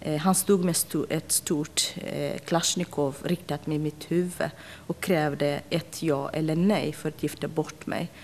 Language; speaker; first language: Swedish; non-native, fluent; Central Kurdish